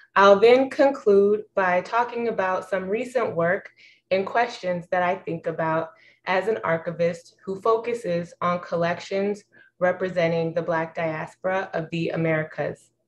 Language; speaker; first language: English; native; English